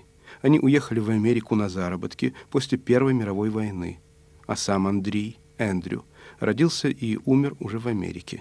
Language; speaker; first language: Russian; native; Russian